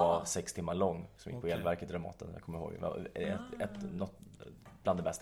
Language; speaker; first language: Swedish; native; Swedish